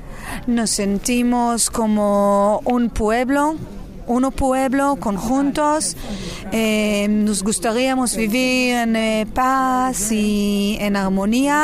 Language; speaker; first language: Spanish; non-native, fluent; Hebrew